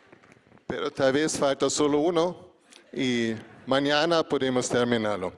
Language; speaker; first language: Spanish; non-native, fluent; German